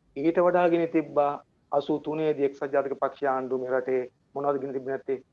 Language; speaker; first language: Sinhala; native; Sinhala